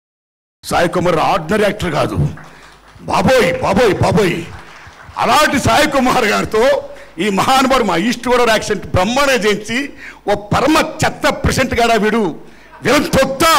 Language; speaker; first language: Telugu; native; Telugu